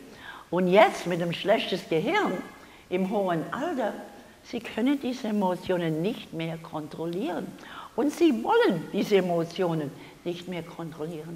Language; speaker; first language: German; non-native, learner; English